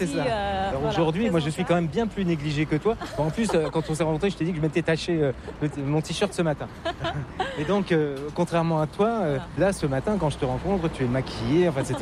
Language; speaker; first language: French; native; French